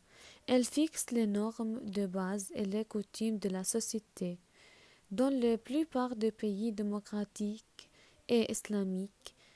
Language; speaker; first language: French; non-native, learner; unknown